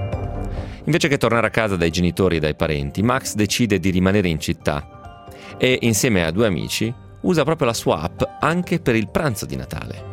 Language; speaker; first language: Italian; native; Italian